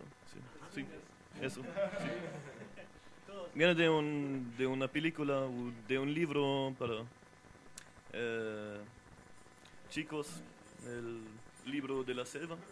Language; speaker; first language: Spanish; non-native, fluent; French